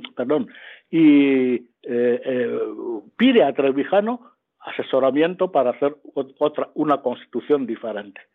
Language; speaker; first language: Spanish; non-native, local second language; Fang